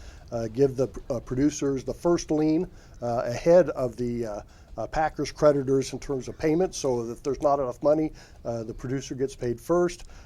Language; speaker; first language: English; native; English